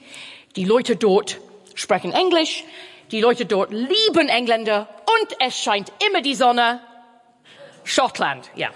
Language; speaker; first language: German; non-native, fluent; English